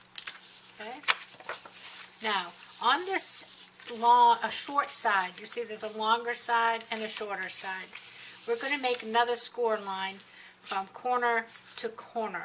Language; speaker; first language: English; native; English